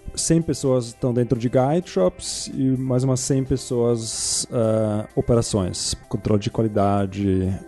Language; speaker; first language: Portuguese; non-native, fluent; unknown